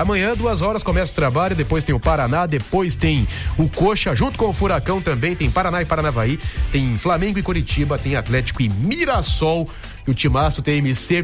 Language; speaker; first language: Portuguese; native; Portuguese